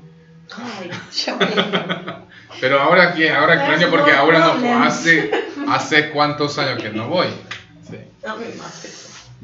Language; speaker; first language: Spanish; early bilingual, other home language; Korean